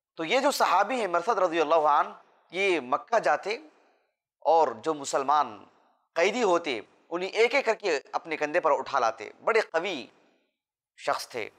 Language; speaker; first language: Urdu; native; Urdu